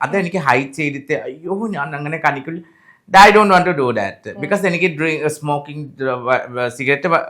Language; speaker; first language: Malayalam; non-native, fluent; Assamese